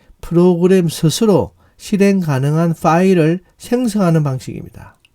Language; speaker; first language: Korean; native; Korean